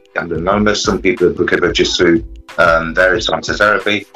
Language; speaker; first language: English; native; English